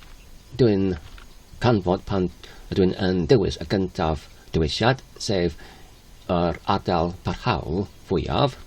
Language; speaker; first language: Welsh; non-native, learner; Polish